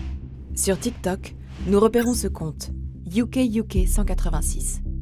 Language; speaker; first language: French; native; French